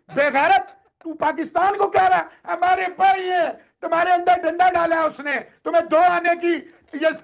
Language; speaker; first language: Urdu; native; Urdu